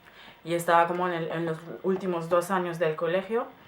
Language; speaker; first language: Spanish; non-native, fluent; German